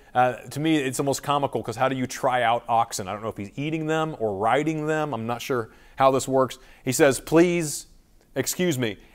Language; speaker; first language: English; native; English